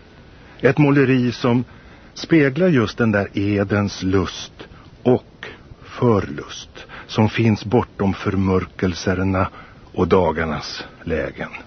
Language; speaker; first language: Swedish; native; Swedish